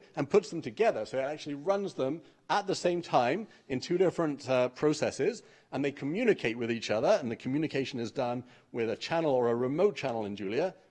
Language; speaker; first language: English; native; English